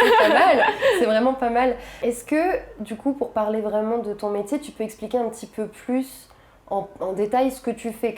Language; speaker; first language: French; native; French